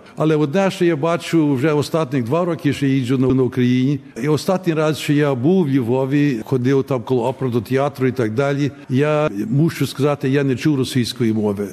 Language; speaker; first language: Ukrainian; early bilingual, heritage; Ukrainian